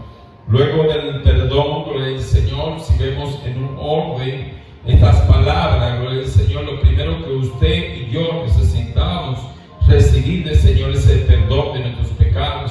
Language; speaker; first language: Spanish; native; Spanish